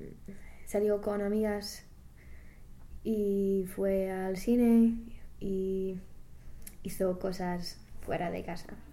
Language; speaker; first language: Spanish; non-native, learner; English